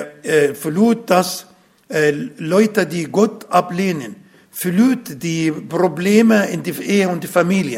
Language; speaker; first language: German; non-native, learner; Arabic